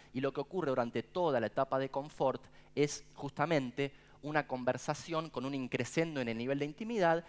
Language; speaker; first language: Spanish; native; Spanish